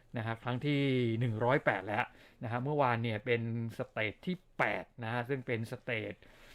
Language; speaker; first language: Thai; native; Thai